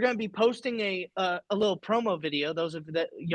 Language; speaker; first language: English; native; English